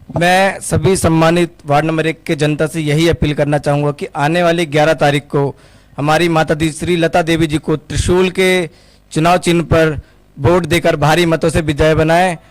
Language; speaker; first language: Hindi; native; Hindi